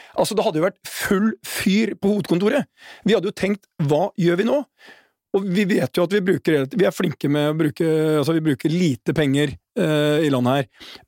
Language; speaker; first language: Norwegian; native; Norwegian